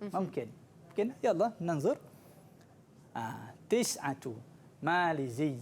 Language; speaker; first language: Arabic; non-native, fluent; Malay